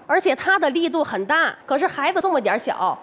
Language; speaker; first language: Chinese; native; Chinese